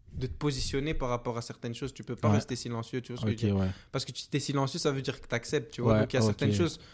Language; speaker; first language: French; native; French